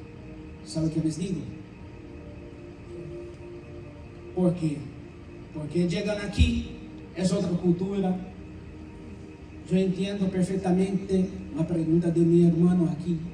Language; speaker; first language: Spanish; non-native, fluent; Portuguese